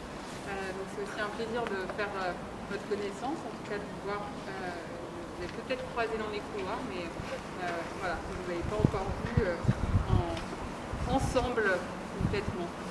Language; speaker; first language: French; native; French